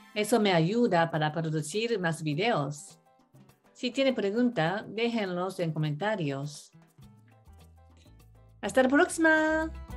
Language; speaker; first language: Spanish; non-native, learner; Japanese